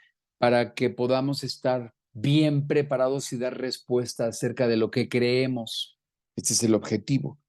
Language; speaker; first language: Spanish; native; Spanish